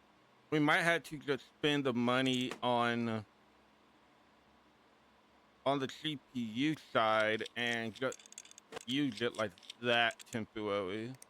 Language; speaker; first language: English; native; English